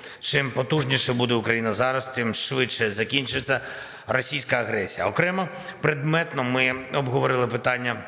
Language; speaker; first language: Ukrainian; non-native, local second language; Russian